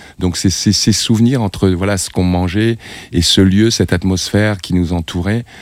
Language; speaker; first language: French; native; French